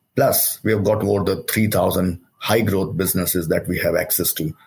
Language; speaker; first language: English; non-native, local second language; Hindi